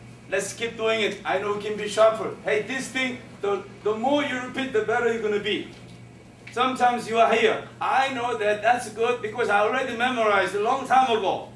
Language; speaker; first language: English; non-native, fluent; Korean